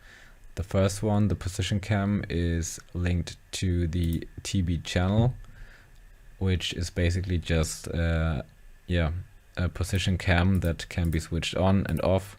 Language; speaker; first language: English; non-native, fluent; German